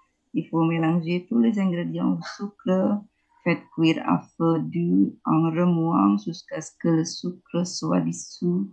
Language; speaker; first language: French; non-native, fluent; Indonesian